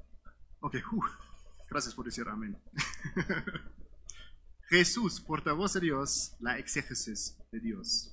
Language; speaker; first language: Spanish; non-native, fluent; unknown